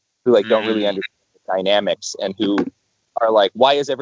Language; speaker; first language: English; native; English